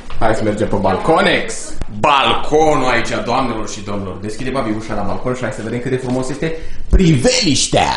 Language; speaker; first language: Romanian; native; Romanian